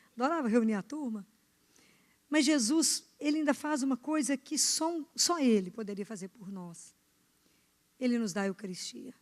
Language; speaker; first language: Portuguese; native; Portuguese